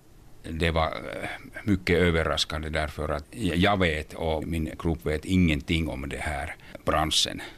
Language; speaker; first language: Swedish; non-native, local second language; Finnish